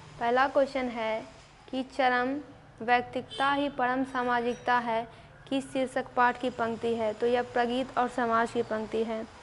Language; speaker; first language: Hindi; native; Hindi